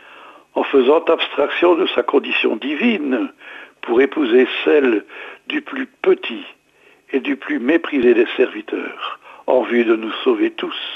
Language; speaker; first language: French; native; French